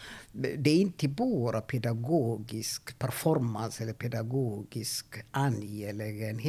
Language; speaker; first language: Swedish; non-native, fluent; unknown